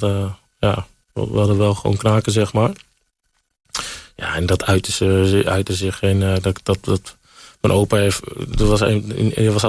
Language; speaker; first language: Dutch; native; Dutch